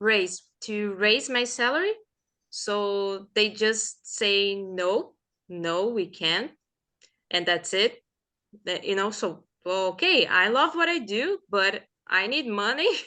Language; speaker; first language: English; non-native, fluent; Portuguese